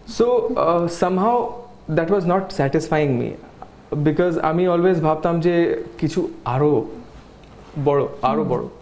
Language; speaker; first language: English; non-native, local second language; Bangla